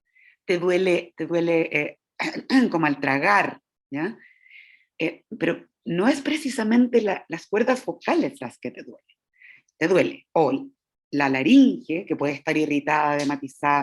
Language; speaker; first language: Spanish; native; Spanish